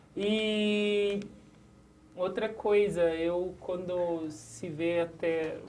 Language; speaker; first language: Portuguese; native; Portuguese